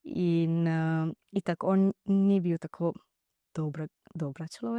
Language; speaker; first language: Slovenian; non-native, learner; Divehi